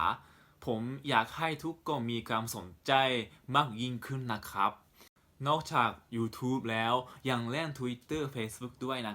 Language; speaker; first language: Thai; non-native, fluent; Japanese